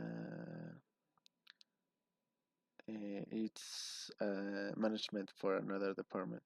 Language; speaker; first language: English; non-native, learner; Spanish